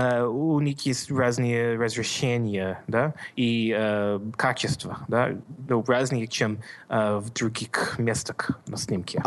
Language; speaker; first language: Russian; non-native, learner; English